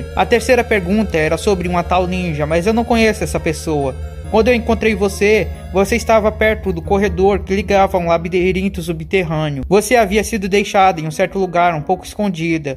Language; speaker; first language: Portuguese; native; Portuguese